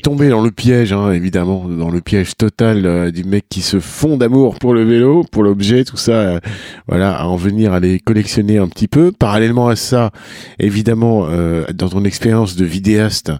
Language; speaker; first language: French; native; French